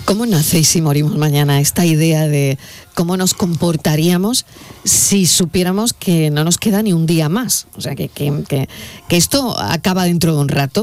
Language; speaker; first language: Spanish; native; Spanish